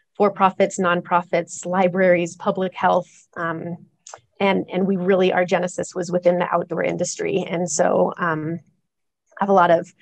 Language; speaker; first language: English; native; English